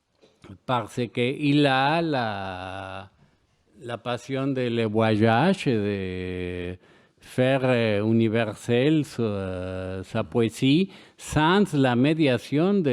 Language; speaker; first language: French; non-native, learner; Spanish